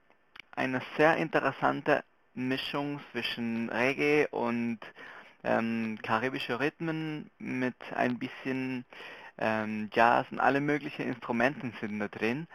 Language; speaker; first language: German; non-native, local second language; Spanish